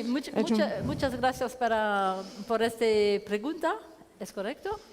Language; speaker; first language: Spanish; non-native, learner; French